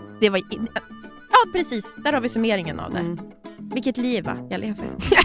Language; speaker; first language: Swedish; native; Swedish